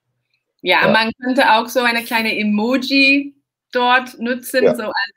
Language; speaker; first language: German; non-native, fluent; English